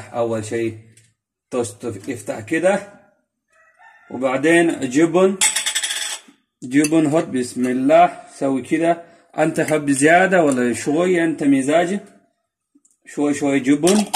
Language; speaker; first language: Arabic; non-native, learner; Urdu